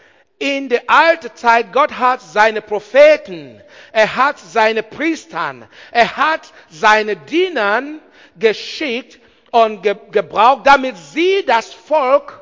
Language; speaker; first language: German; non-native, learner; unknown